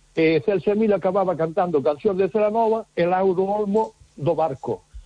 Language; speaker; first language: Galician; native; Galician